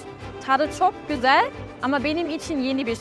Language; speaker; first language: Turkish; non-native, learner; German